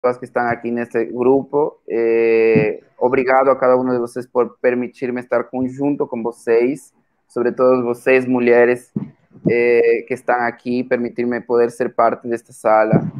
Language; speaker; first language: Portuguese; non-native, fluent; Spanish